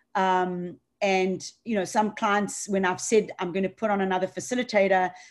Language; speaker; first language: English; native; English